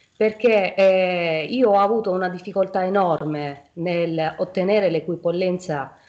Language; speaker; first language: Italian; non-native, fluent; Albanian